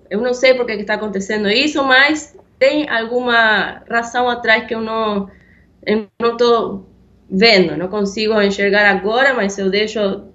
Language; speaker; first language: Portuguese; non-native, fluent; Spanish